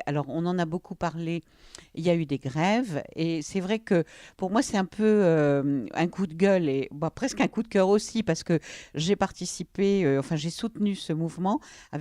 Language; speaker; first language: French; native; French